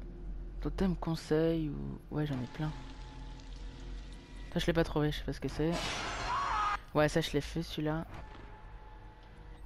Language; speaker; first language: French; native; French